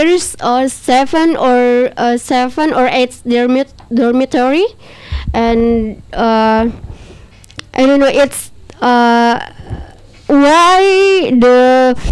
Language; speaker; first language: English; non-native, learner; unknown